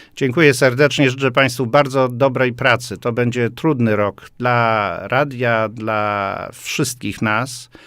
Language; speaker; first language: Polish; native; Polish